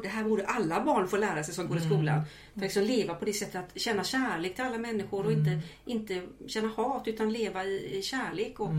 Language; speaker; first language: Swedish; native; Swedish